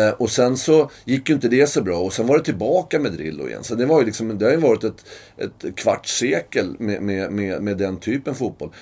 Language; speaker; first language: Swedish; native; Swedish